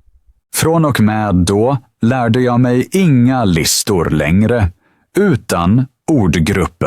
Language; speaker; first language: Swedish; non-native, fluent; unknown